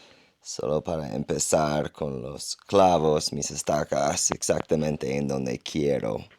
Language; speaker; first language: Spanish; non-native, learner; English